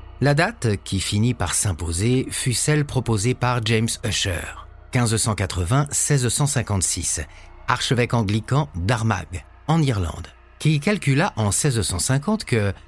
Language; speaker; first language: French; native; French